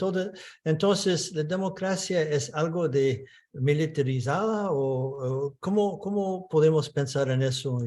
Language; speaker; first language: Spanish; non-native, fluent; English